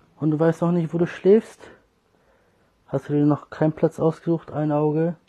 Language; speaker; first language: German; early bilingual, other home language; Turkish